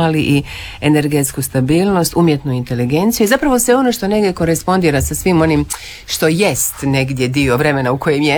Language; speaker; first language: Serbian; native; Serbian